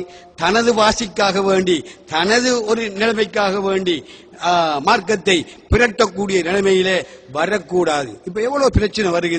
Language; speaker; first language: Tamil; native; Tamil